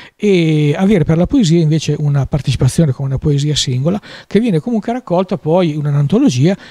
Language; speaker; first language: Italian; native; Italian